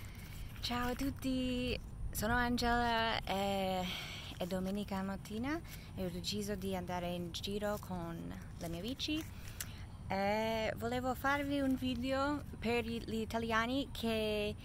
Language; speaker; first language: Italian; non-native, fluent; English